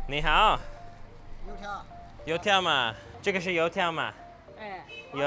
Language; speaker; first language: Chinese; non-native, fluent; English